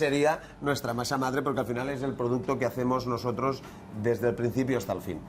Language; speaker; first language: Spanish; native; Spanish